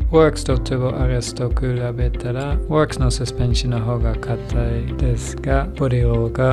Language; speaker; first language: Japanese; non-native, learner; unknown